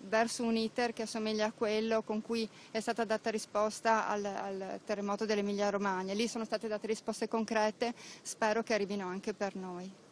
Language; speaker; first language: Italian; native; Italian